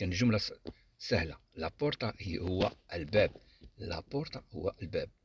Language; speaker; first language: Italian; non-native, fluent; Arabic